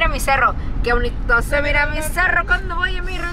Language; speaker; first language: Spanish; early bilingual, heritage; Spanish